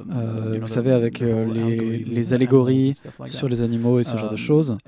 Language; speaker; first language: French; non-native, fluent; Arabic